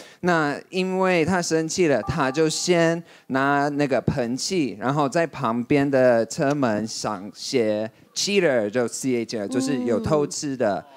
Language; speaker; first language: Chinese; non-native, fluent; English